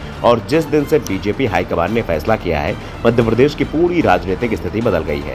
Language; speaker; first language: Hindi; native; Hindi